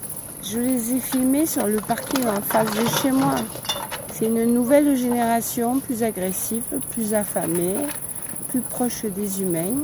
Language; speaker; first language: French; native; French